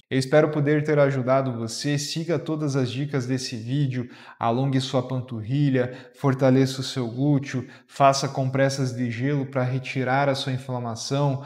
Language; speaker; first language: Portuguese; native; Portuguese